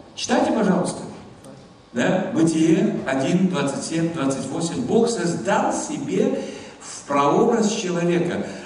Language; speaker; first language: Russian; non-native, fluent; German